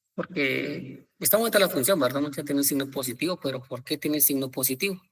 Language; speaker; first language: Spanish; native; Spanish